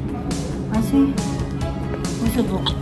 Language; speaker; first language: Japanese; non-native, learner; Filipino